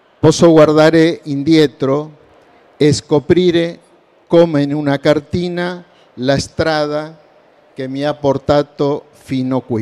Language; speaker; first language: Italian; non-native, learner; Spanish